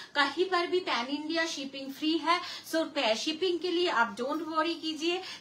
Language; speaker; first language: Hindi; non-native, local second language; Bangla